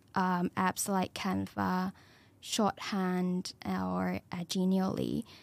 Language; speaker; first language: English; non-native, local second language; Cantonese